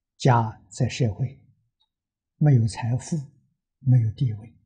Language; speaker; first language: Chinese; native; Chinese